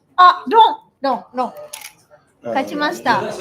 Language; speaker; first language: Japanese; non-native, fluent; Chinese